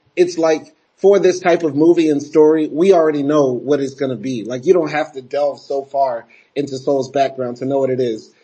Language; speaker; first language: English; native; English